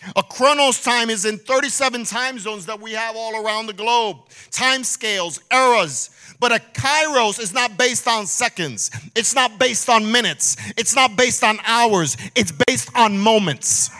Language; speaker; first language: English; early bilingual, other home language; Spanish